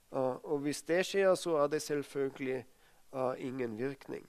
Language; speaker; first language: Norwegian; non-native, fluent; German